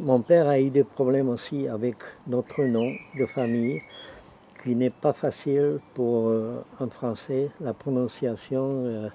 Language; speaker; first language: French; non-native, fluent; Czech